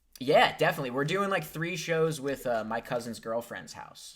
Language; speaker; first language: English; native; English